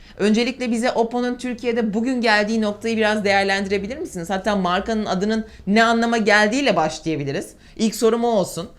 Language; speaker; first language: Turkish; native; Turkish